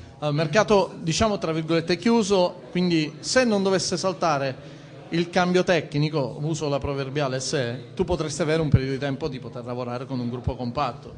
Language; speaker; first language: Italian; native; Italian